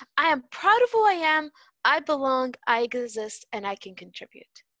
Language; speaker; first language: English; native; English